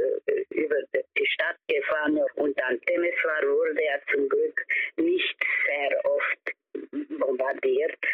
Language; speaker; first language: German; early bilingual, heritage; German